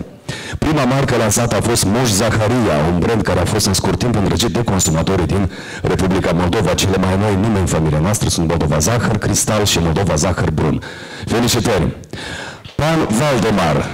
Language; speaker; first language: Romanian; native; Romanian